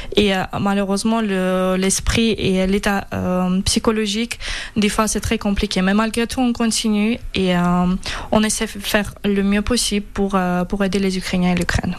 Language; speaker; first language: French; non-native, fluent; Ukrainian